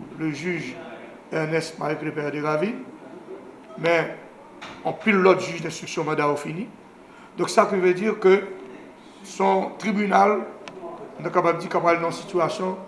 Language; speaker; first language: Haitian Creole; native; Haitian Creole